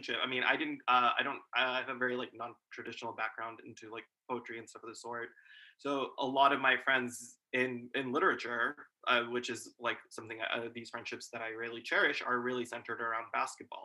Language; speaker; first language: English; early bilingual, other home language; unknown